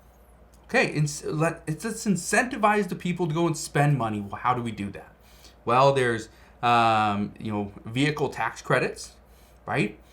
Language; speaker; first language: English; native; English